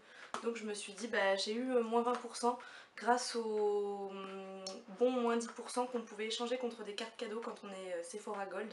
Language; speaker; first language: French; native; French